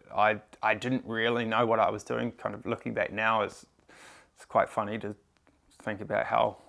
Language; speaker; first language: English; native; English